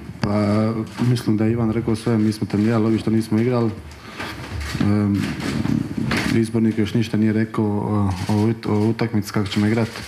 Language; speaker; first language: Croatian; early bilingual, heritage; Croatian